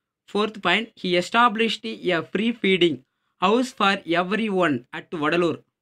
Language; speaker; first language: English; non-native, local second language; Tamil